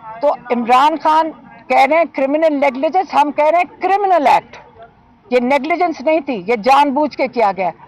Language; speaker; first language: Urdu; native; Urdu